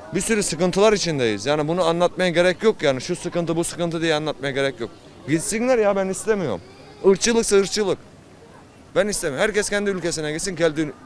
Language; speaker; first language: Turkish; native; Turkish